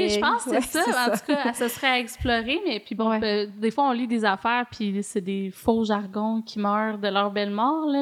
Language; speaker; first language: French; native; French